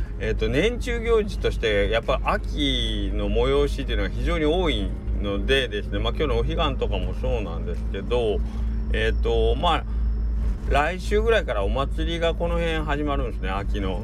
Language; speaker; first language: Japanese; native; Japanese